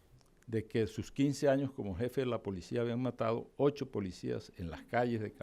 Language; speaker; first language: Spanish; native; Spanish